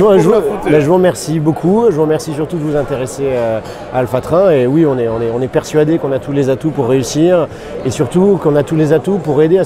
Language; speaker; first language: French; native; French